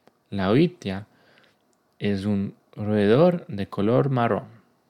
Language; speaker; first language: Spanish; non-native, learner; English